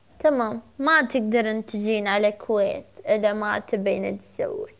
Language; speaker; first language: Arabic; non-native, learner; Turkish